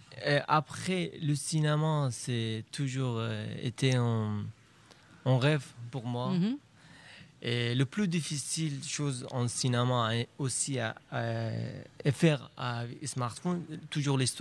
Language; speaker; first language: French; non-native, learner; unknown